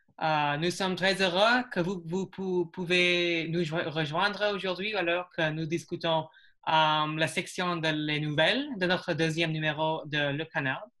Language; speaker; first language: French; non-native, learner; English